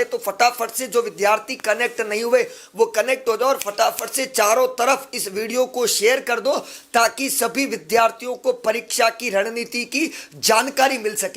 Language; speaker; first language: Hindi; native; Hindi